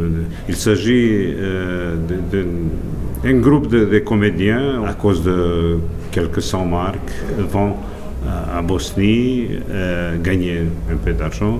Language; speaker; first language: French; non-native, fluent; Serbian